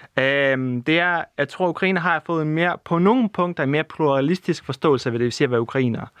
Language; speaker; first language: Danish; non-native, fluent; Russian